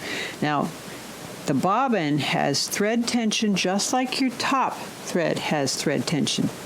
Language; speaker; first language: English; native; English